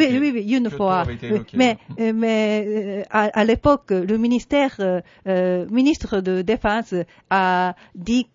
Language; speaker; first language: French; non-native, fluent; Japanese